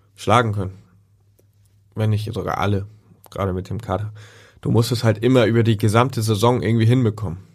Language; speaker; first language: German; native; German